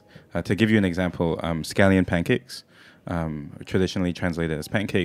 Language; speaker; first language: English; non-native, local second language; Cantonese